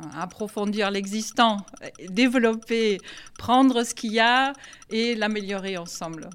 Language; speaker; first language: French; non-native, fluent; German